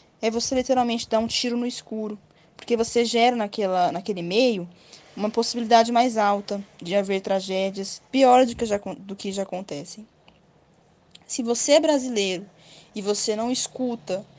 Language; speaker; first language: Portuguese; native; Portuguese